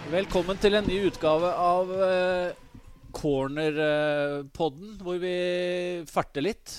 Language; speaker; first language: Norwegian; native; Norwegian